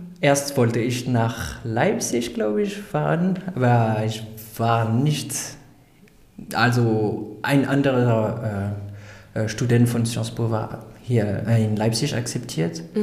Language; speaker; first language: German; non-native, fluent; French